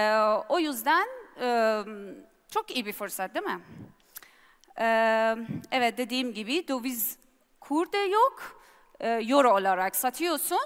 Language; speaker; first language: Turkish; non-native, learner; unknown